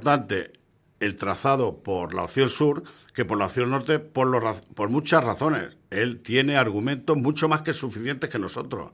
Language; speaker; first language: Spanish; native; Spanish